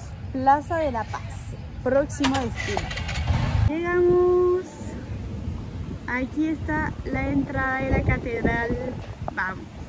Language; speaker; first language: Spanish; non-native, fluent; French